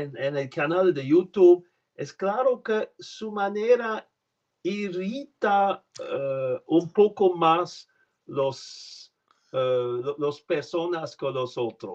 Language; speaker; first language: Spanish; non-native, learner; French